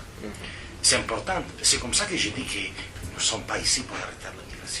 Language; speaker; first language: French; non-native, fluent; Italian